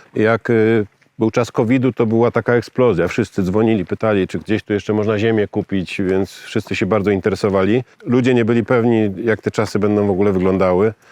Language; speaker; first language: Polish; native; Polish